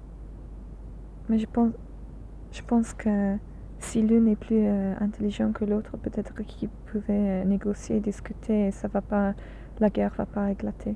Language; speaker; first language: French; non-native, learner; English